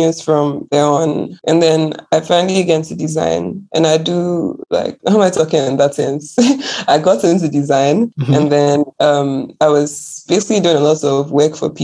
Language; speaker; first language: English; non-native, local second language; Akan